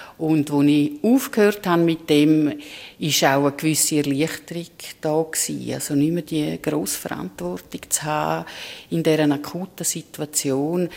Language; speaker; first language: German; native; German